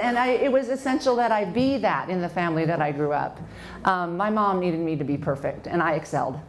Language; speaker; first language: English; native; English